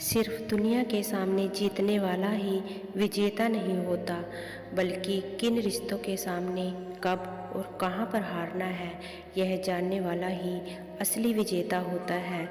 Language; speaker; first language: Hindi; native; Hindi